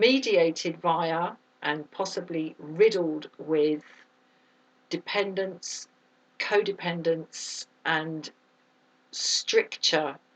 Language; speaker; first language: English; native; English